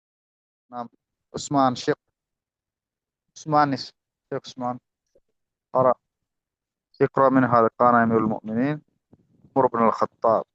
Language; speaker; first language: Arabic; non-native, fluent; Urdu